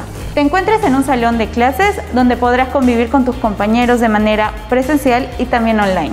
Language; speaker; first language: Spanish; native; Spanish